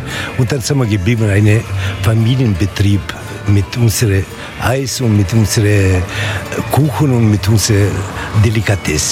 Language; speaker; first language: German; non-native, learner; Italian